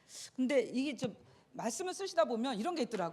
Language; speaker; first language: Korean; native; Korean